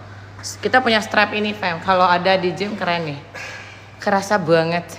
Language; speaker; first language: Indonesian; native; Indonesian